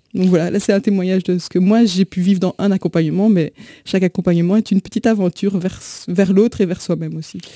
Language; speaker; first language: French; native; French